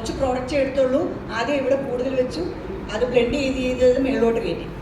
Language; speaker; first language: Malayalam; native; Malayalam